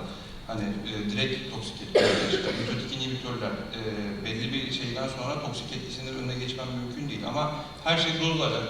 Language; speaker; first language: Turkish; native; Turkish